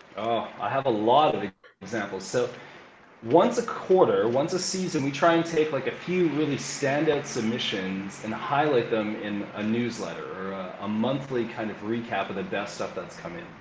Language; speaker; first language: English; native; English